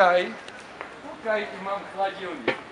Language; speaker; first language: Slovenian; non-native, learner; Czech